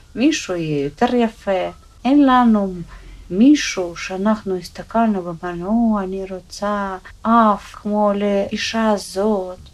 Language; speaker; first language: Hebrew; early bilingual, other home language; Russian